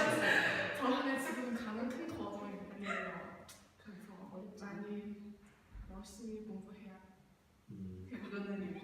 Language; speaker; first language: Korean; non-native, learner; Chinese